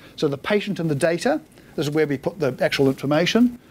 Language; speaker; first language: English; native; English